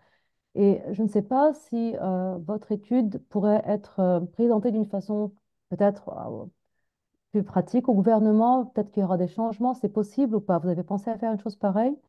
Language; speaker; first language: French; non-native, fluent; Arabic